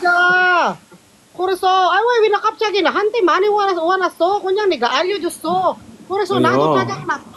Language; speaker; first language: Korean; non-native, learner; Filipino